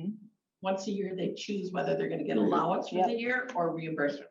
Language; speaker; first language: English; native; English